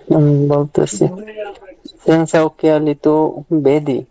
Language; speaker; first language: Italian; non-native, learner; Bangla